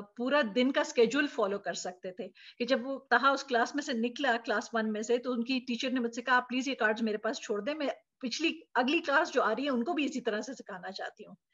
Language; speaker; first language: Urdu; native; Urdu